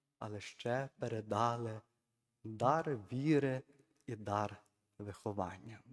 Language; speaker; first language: Ukrainian; native; Ukrainian